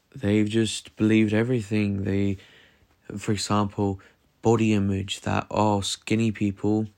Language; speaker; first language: English; non-native, fluent; Norwegian